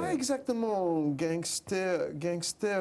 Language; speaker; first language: French; non-native, fluent; English